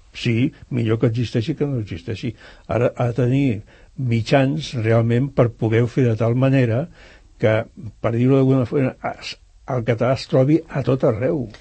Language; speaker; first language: Catalan; native; Catalan